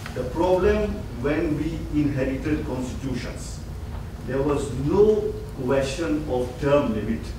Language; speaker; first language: English; non-native, fluent; Morisyen